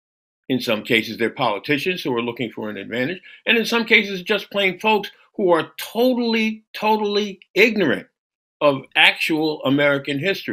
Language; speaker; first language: English; native; English